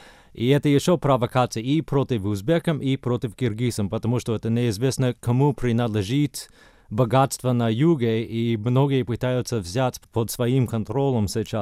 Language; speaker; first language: Russian; non-native, fluent; English